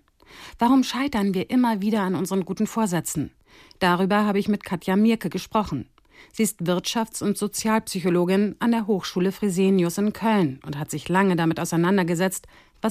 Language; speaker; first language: German; native; German